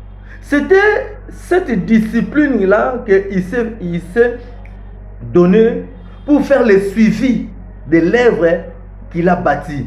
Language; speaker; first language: French; non-native, local second language; Lingala